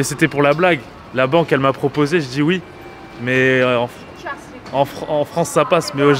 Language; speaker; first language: French; native; French